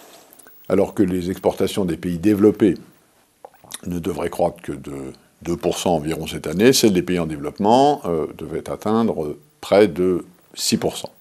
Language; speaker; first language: French; native; French